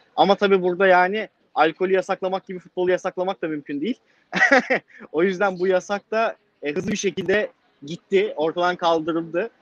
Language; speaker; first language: Turkish; native; Turkish